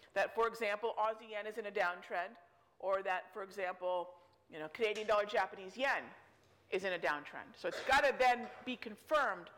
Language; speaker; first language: English; native; English